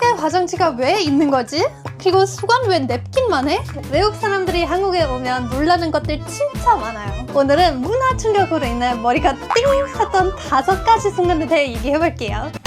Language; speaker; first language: Korean; non-native, fluent; German